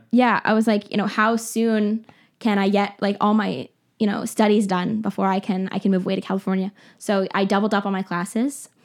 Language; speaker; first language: English; native; English